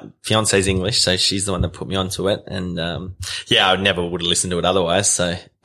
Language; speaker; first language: English; native; English